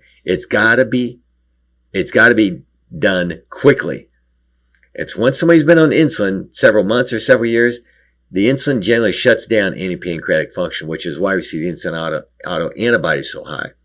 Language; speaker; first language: English; native; English